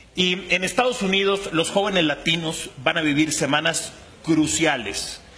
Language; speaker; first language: Spanish; native; Spanish